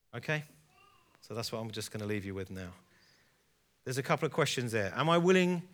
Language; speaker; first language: English; native; English